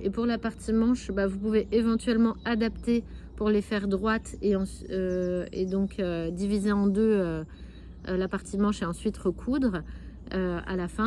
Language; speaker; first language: French; native; French